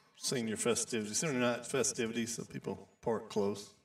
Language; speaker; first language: English; native; English